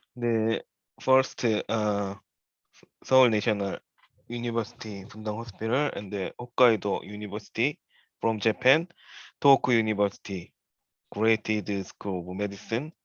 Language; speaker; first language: English; non-native, learner; Korean